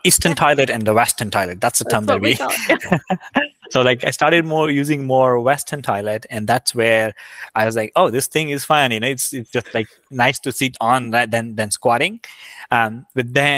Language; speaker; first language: English; non-native, local second language; Gujarati